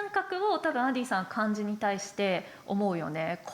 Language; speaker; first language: Japanese; native; Japanese